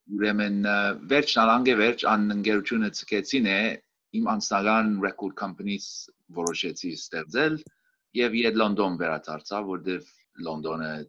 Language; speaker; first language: Armenian; early bilingual, heritage; Armenian